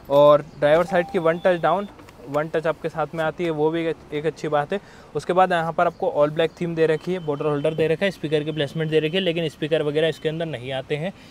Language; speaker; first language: Hindi; native; Hindi